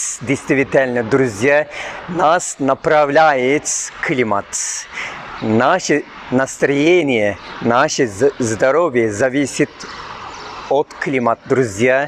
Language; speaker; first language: Russian; non-native, fluent; Turkish